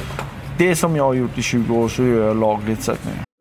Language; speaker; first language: Swedish; non-native, fluent; Persian